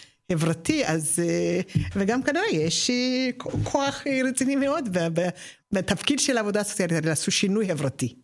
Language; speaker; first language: Hebrew; non-native, fluent; Amharic